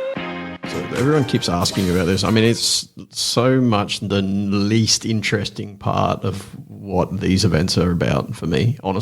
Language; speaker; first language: English; native; English